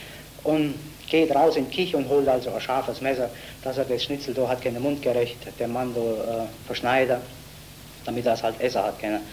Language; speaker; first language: German; native; German